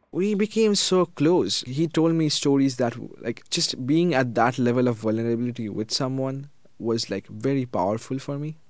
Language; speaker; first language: English; non-native, fluent; Japanese